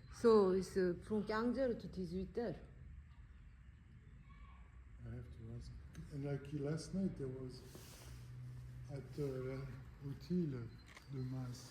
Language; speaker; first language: English; non-native, learner; Korean